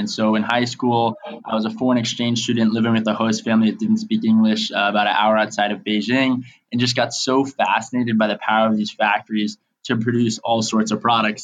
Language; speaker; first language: English; native; English